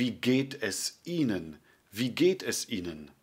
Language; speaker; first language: German; non-native, fluent; Polish